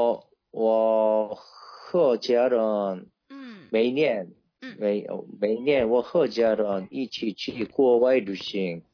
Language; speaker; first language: Chinese; non-native, learner; Korean